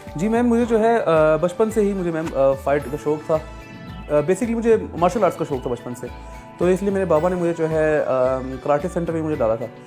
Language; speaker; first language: Urdu; non-native, local second language; Pashto